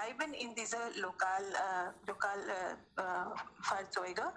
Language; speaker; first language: German; non-native, learner; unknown